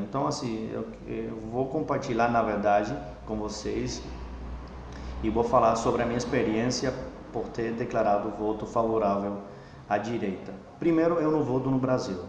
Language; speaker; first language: Portuguese; non-native, fluent; Spanish